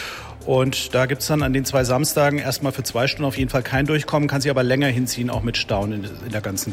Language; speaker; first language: German; native; German